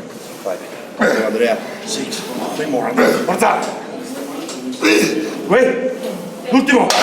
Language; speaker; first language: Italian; native; Italian